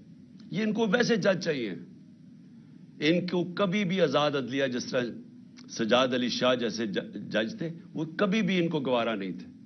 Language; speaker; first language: Urdu; native; Urdu